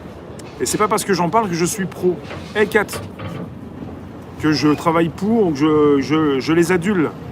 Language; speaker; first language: French; native; French